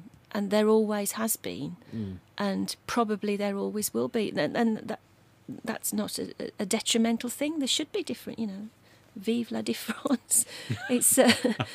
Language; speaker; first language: English; native; English